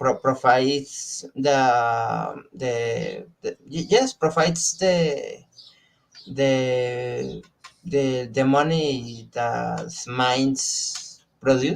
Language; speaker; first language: English; non-native, learner; Spanish